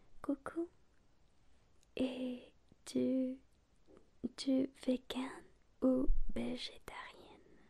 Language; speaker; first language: French; non-native, learner; Spanish